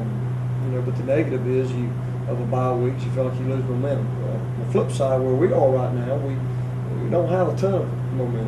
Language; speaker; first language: English; native; English